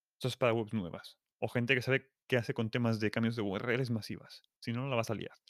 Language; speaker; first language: Spanish; non-native, local second language; Catalan